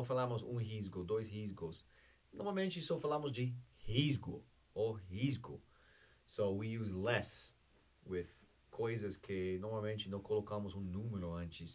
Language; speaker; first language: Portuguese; non-native, fluent; English